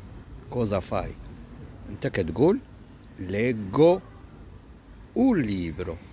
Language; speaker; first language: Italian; non-native, fluent; Arabic